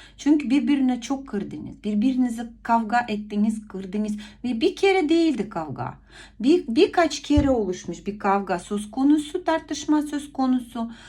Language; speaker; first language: Turkish; non-native, fluent; Ukrainian